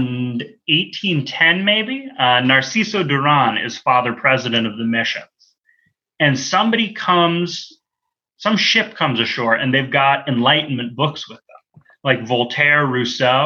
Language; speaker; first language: English; native; English